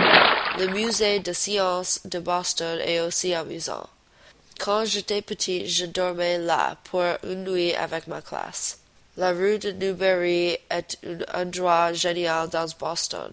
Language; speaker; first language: French; non-native, learner; English